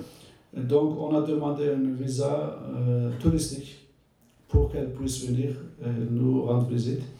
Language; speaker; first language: French; non-native, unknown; Turkish